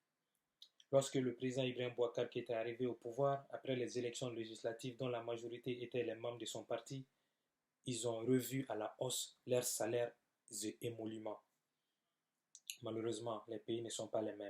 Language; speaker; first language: French; non-native, local second language; Bambara